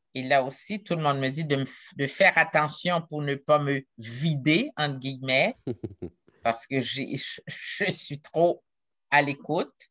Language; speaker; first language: French; non-native, local second language; Haitian Creole